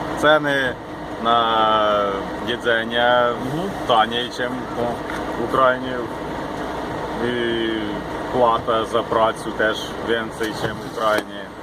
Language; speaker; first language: Polish; non-native, learner; Ukrainian